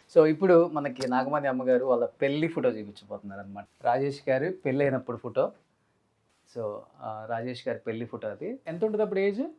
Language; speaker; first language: Telugu; native; Telugu